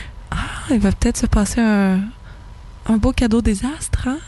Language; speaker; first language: French; native; French